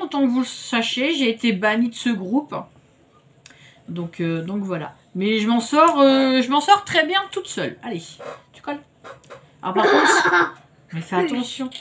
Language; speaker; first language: French; native; French